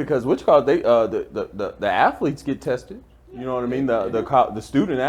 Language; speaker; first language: English; native; English